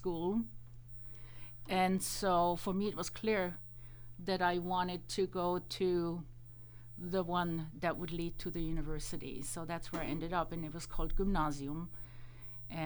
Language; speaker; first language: English; non-native, fluent; German